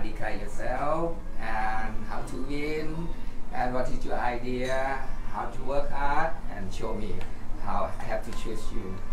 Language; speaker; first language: English; non-native, learner; Thai